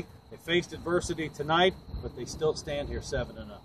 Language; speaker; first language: English; native; English